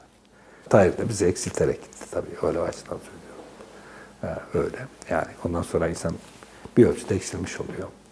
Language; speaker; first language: Turkish; non-native, local second language; Kurdish